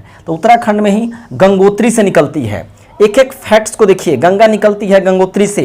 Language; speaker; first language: Hindi; native; Hindi